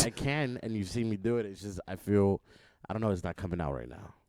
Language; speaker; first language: English; native; English